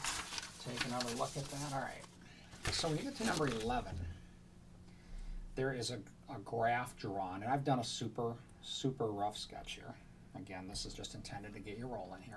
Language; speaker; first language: English; native; English